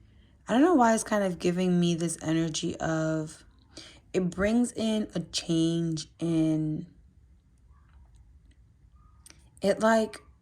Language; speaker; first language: English; native; English